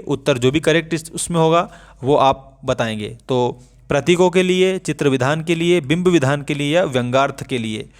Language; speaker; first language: Hindi; native; Hindi